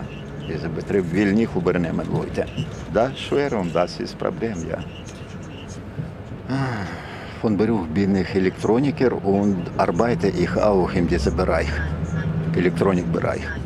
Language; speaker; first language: German; non-native, learner; Ukrainian